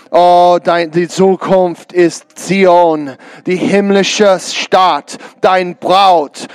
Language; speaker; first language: German; non-native, learner; English